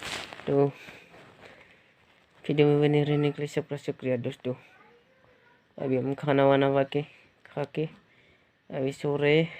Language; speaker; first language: Hindi; non-native, local second language; Bodo